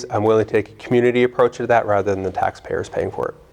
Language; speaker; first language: English; native; English